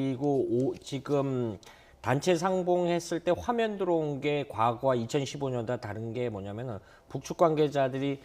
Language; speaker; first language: Korean; native; Korean